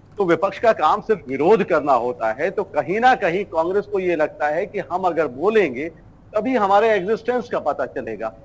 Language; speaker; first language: Hindi; native; Hindi